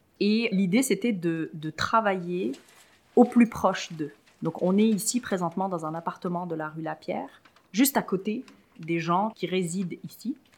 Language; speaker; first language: French; early bilingual, other home language; Arabic